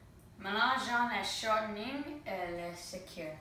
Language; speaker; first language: French; non-native, learner; English